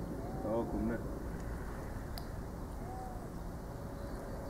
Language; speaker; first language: German; native; German